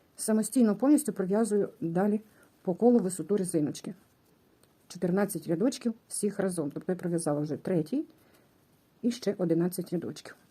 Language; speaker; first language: Ukrainian; native; Ukrainian